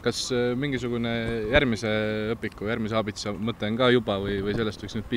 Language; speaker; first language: Estonian; native; Estonian